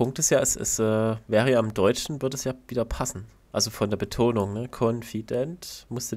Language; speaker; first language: German; native; German